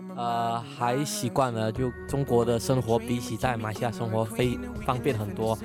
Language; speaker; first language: Chinese; non-native, local second language; Cantonese